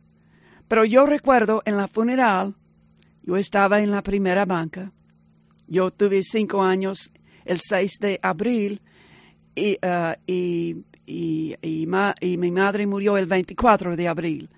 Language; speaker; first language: Spanish; early bilingual, heritage; Spanish